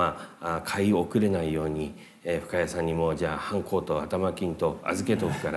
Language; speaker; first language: Japanese; native; Japanese